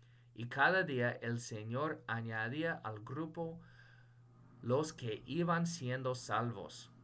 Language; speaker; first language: Spanish; non-native, fluent; English